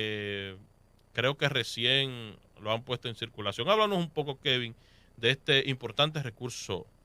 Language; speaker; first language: Spanish; native; Spanish